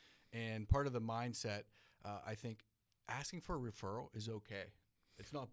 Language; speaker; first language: English; native; English